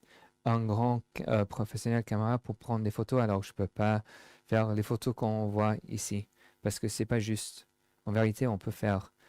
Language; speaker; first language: French; non-native, fluent; English